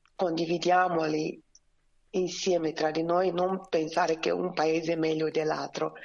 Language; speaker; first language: Italian; non-native, fluent; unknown